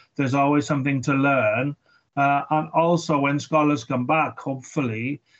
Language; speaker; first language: English; native; English